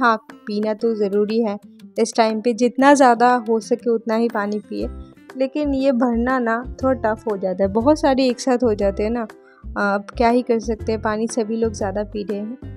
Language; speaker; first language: Hindi; non-native, local second language; Bangla